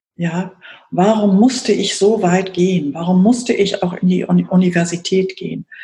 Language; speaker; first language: German; native; German